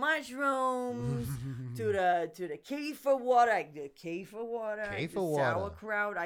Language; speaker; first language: English; native; English